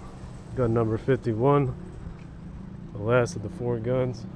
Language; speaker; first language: English; native; English